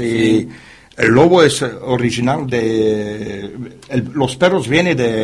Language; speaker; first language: Spanish; non-native, learner; French